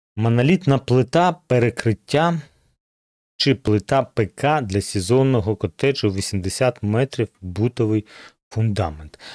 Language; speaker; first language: Ukrainian; non-native, local second language; Russian